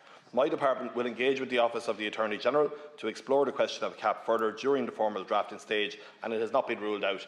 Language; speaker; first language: English; native; English